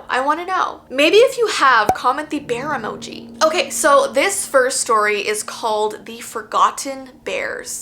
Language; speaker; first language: English; native; English